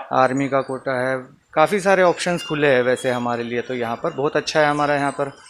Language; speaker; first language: Hindi; non-native, local second language; Nepali